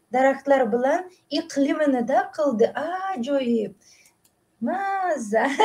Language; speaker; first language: Uzbek; non-native, local second language; Russian